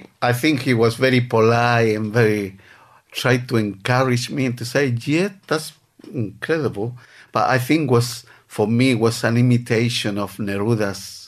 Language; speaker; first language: English; non-native, fluent; Spanish